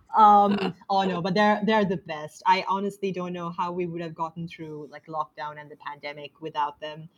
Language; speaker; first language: English; non-native, local second language; Sinhala